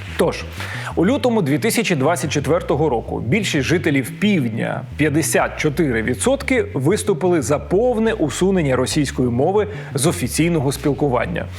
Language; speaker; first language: Ukrainian; native; Ukrainian